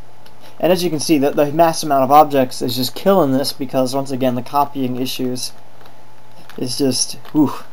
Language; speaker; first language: English; native; English